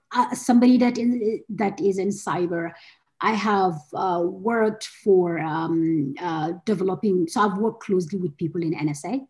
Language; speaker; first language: English; non-native, local second language; Hausa